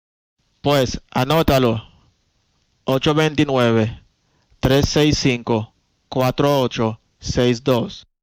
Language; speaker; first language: Spanish; non-native, fluent; Haitian Creole